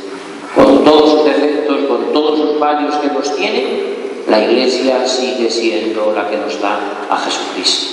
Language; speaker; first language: Spanish; native; Spanish